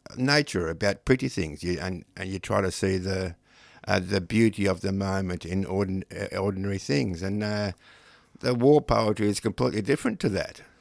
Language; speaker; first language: English; non-native, local second language; Ukrainian